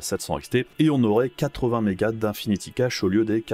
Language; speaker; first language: French; native; French